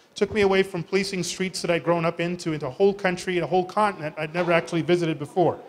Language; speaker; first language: English; native; English